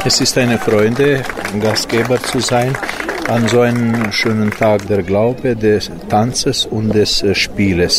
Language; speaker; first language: German; non-native, local second language; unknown